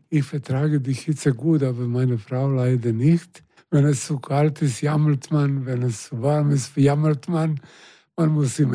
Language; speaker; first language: German; non-native, fluent; Serbian